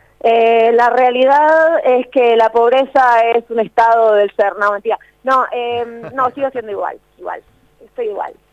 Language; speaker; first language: Spanish; native; Spanish